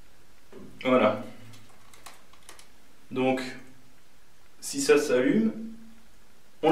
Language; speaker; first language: French; native; French